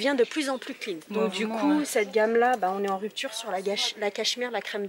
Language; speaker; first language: French; native; French